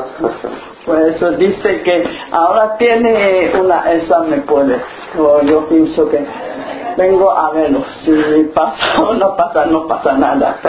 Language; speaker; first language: Spanish; non-native, learner; Chinese